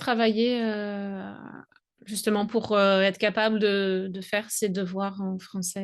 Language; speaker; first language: French; native; French